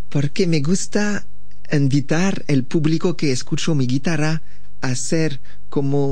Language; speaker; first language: Spanish; non-native, learner; French